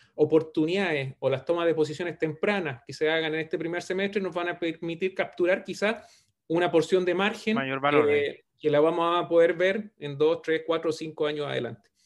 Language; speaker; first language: Spanish; native; Spanish